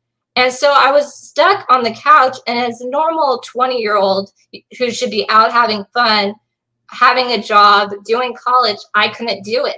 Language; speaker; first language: English; native; English